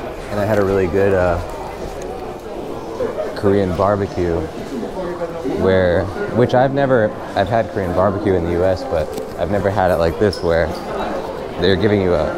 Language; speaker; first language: English; native; English